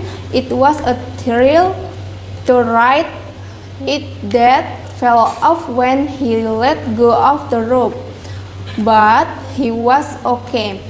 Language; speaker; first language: English; non-native, learner; Indonesian